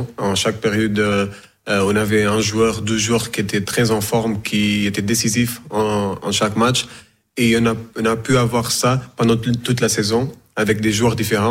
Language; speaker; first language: French; non-native, fluent; Portuguese